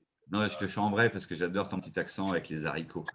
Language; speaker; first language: French; native; French